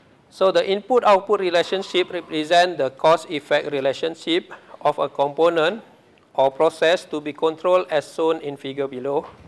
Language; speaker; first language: English; non-native, local second language; Malay